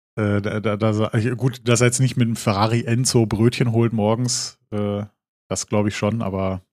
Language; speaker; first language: German; native; German